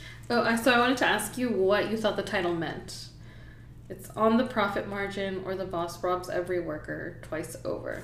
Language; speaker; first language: English; early bilingual, other home language; Spanish